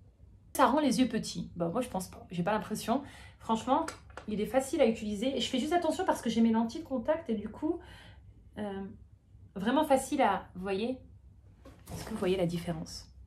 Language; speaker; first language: French; native; French